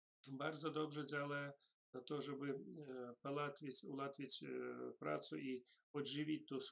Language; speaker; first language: Polish; non-native, learner; Russian